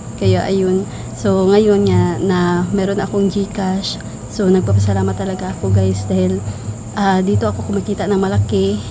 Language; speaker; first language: Filipino; non-native, local second language; Cebuano